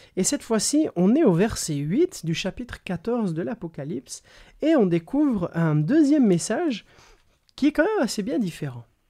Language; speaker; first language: French; native; French